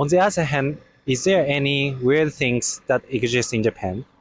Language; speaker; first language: English; non-native, fluent; Japanese